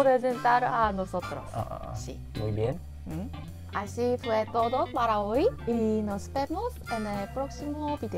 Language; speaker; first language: Spanish; non-native, learner; Korean